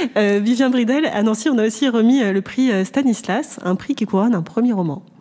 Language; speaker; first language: French; native; French